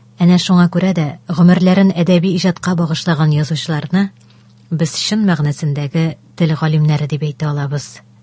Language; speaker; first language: Tatar; native; Tatar